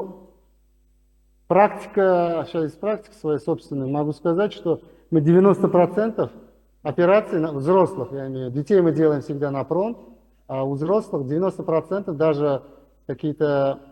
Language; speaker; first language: Russian; non-native, local second language; Uzbek